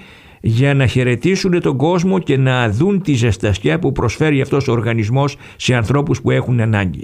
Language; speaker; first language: Greek; native; Greek